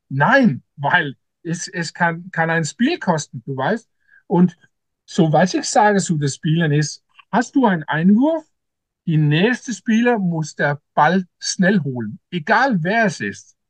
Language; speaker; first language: German; non-native, learner; Danish